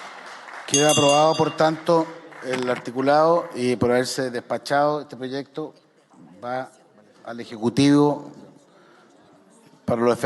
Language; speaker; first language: Spanish; native; Spanish